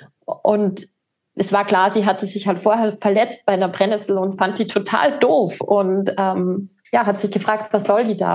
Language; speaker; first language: German; native; German